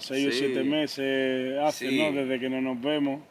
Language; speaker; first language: Spanish; native; Spanish